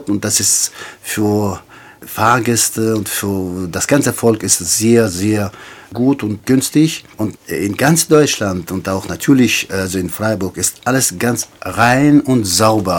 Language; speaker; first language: German; non-native, fluent; Tajik